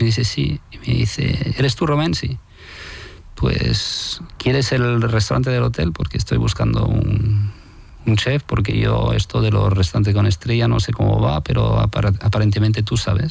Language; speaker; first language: Spanish; non-native, fluent; French